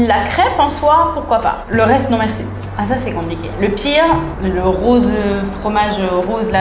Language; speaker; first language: French; native; French